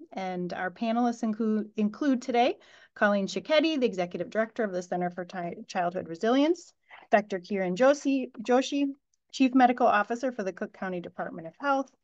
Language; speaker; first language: English; native; English